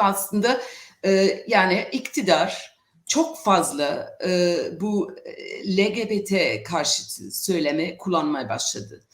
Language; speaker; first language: Turkish; non-native, fluent; English